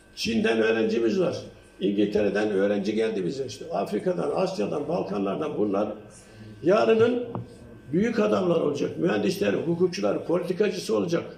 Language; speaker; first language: Turkish; native; Turkish